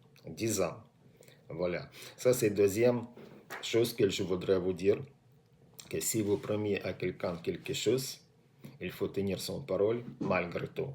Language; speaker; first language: French; non-native, learner; Russian